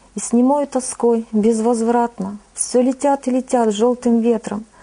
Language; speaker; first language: Russian; non-native, local second language; Ukrainian